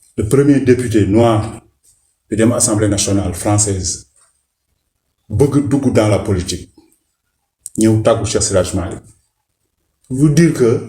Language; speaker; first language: Wolof; native; Wolof